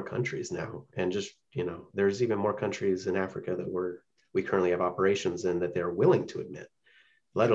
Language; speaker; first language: English; native; English